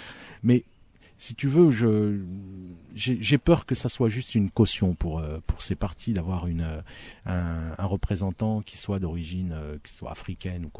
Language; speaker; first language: French; early bilingual, other home language; Arabic